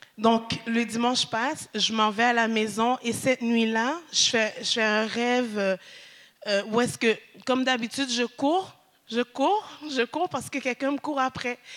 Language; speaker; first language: French; early bilingual, other home language; Haitian Creole